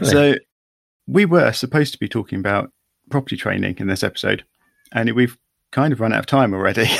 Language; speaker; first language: English; native; English